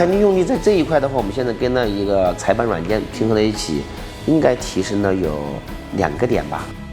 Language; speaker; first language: Chinese; native; Chinese